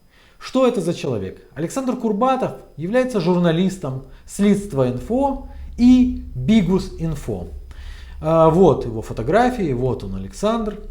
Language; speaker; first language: Russian; native; Russian